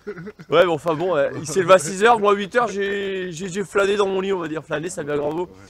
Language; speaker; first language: French; native; French